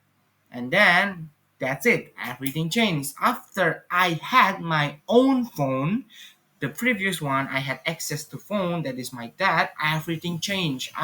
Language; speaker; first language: English; non-native, fluent; Indonesian